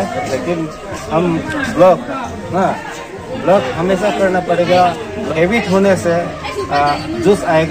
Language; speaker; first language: Hindi; non-native, local second language; Assamese